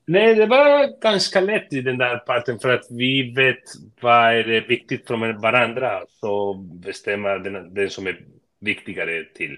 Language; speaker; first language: Swedish; early bilingual, heritage; Spanish